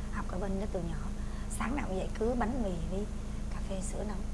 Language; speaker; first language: Vietnamese; native; Vietnamese